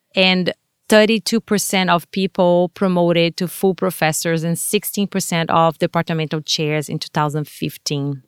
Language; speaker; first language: English; non-native, fluent; Portuguese